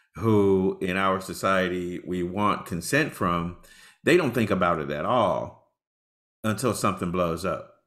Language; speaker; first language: English; native; English